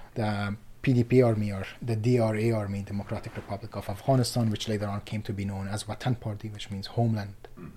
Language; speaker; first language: English; non-native, fluent; Persian